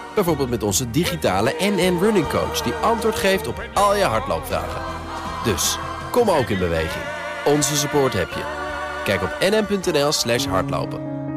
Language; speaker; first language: Dutch; native; Dutch